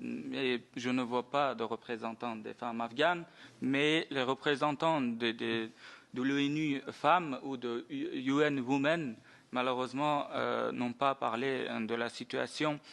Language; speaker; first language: French; non-native, fluent; Persian